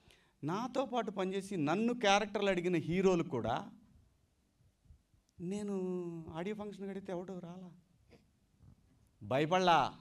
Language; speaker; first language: Telugu; native; Telugu